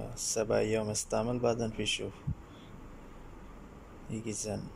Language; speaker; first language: Arabic; non-native, learner; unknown